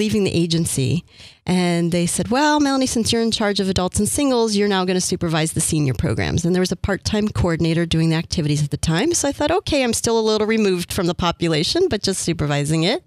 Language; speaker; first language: English; native; English